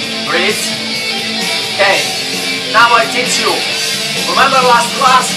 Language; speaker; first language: English; non-native, learner; Italian